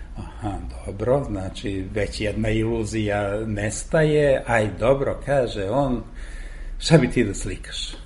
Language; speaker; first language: Serbian; non-native, local second language; Hungarian